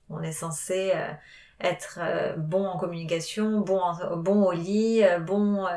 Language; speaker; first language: French; non-native, fluent; Spanish